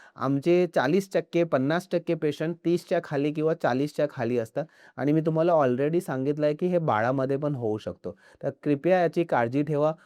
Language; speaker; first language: Marathi; non-native, local second language; Hindi